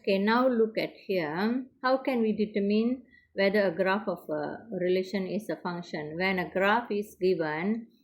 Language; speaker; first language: English; non-native, local second language; Malay